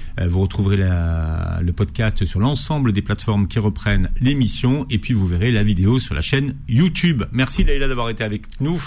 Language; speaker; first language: French; native; French